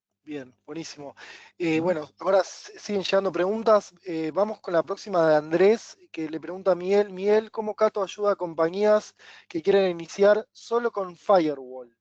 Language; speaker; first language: Spanish; native; Spanish